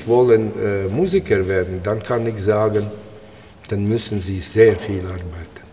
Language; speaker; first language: German; non-native, fluent; Latvian